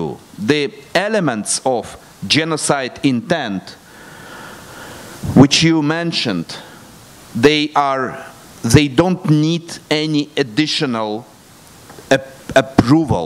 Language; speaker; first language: English; non-native, fluent; Russian